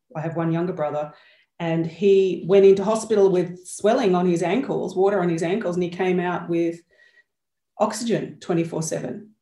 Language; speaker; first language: English; native; English